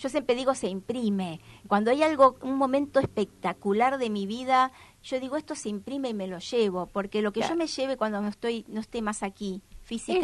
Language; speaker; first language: Spanish; native; Spanish